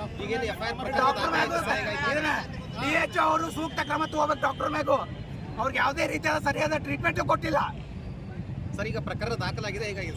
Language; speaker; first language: Kannada; native; Kannada